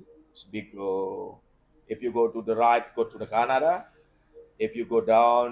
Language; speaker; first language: English; non-native, learner; Indonesian